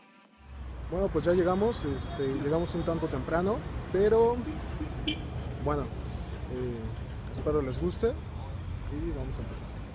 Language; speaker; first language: Spanish; native; Spanish